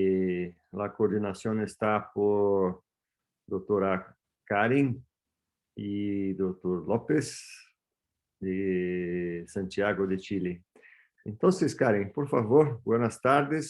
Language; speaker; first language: Spanish; non-native, fluent; Portuguese